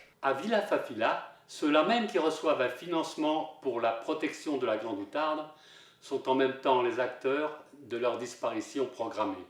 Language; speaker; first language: French; native; French